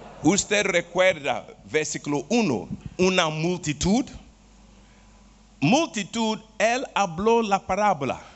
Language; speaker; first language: Spanish; non-native, learner; Portuguese